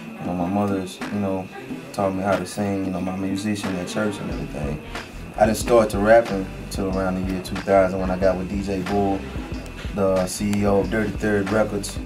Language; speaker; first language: English; native; English